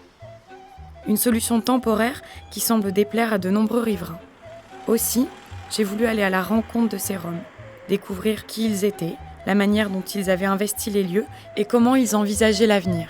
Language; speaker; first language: French; native; French